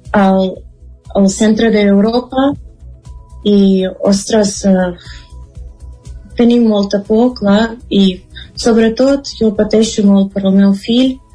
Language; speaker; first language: Catalan; non-native, fluent; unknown